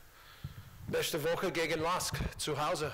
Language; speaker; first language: German; non-native, learner; English